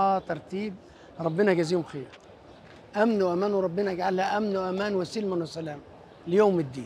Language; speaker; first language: Arabic; native; Arabic